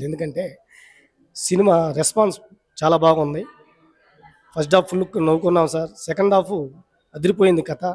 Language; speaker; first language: Telugu; native; Telugu